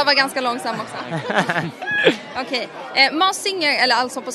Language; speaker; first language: Swedish; native; Swedish